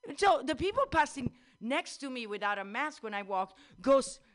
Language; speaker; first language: English; non-native, fluent; Italian